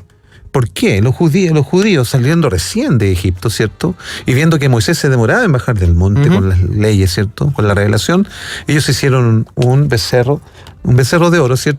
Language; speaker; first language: Spanish; native; Spanish